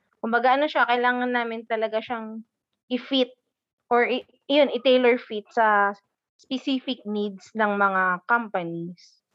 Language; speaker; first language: Filipino; non-native, local second language; Hiligaynon